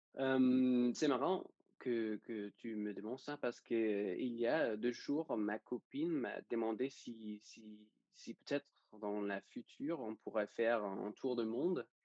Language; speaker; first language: French; non-native, fluent; Danish